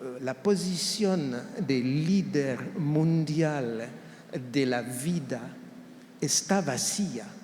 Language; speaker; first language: Spanish; non-native, fluent; French